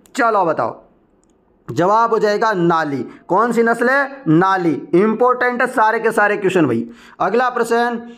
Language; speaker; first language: Hindi; native; Hindi